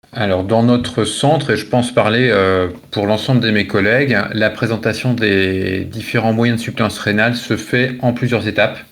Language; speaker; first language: French; native; French